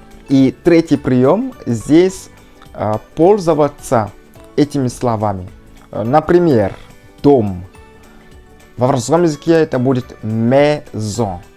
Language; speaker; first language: Russian; non-native, fluent; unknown